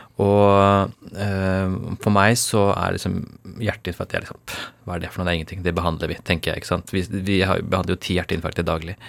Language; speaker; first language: Norwegian; early bilingual, other home language; Urdu